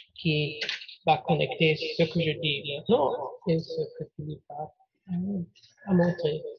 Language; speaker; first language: French; non-native, learner; English